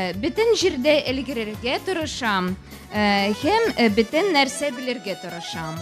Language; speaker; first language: Tatar; non-native, local second language; Russian